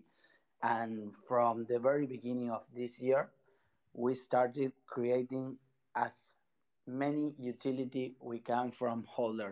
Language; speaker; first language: English; non-native, fluent; Spanish